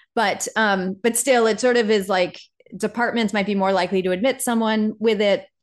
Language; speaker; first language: English; native; English